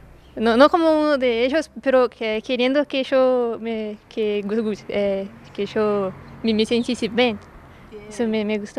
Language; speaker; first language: Spanish; non-native, learner; Portuguese